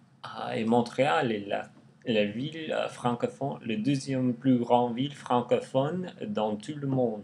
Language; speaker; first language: French; non-native, learner; English